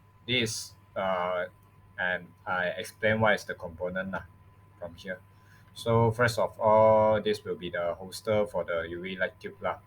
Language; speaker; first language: English; non-native, local second language; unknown